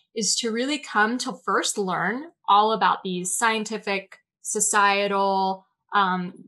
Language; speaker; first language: English; native; English